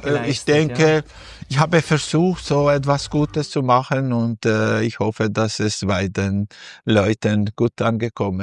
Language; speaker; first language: German; non-native, fluent; Albanian